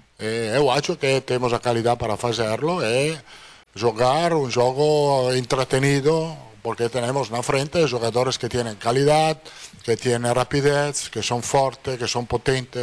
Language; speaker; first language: Portuguese; non-native, fluent; Italian